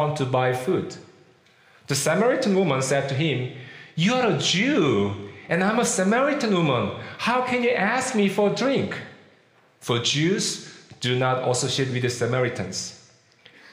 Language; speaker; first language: English; non-native, fluent; Korean